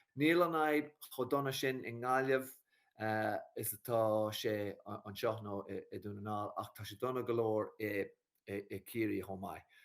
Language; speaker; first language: Irish; native; Irish